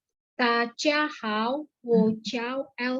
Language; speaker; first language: Chinese; non-native, learner; Indonesian